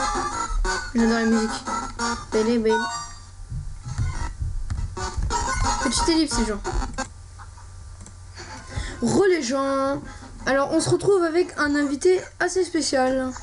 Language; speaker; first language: French; native; French